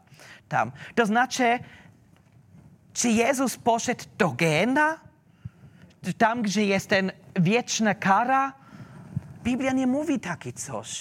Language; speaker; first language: Polish; non-native, learner; German